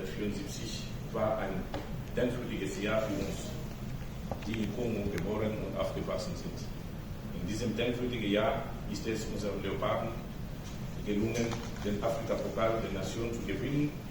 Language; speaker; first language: German; non-native, fluent; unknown